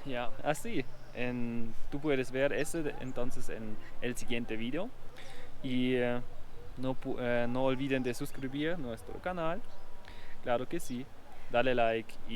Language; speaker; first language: Spanish; non-native, learner; German